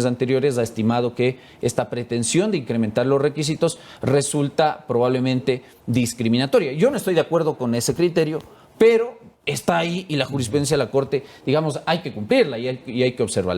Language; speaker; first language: Spanish; native; Spanish